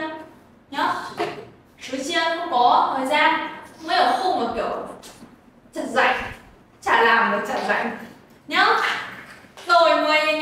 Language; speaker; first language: Chinese; non-native, fluent; Vietnamese